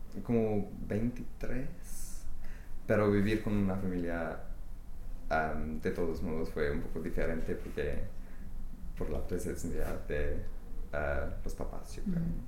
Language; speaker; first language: Spanish; non-native, fluent; English